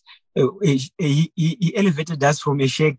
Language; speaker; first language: English; non-native, local second language; Shona